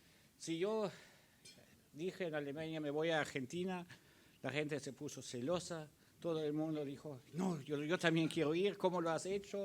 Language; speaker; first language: Spanish; early bilingual, other home language; German